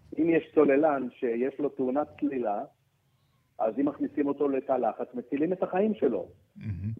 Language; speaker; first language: Hebrew; early bilingual, other home language; French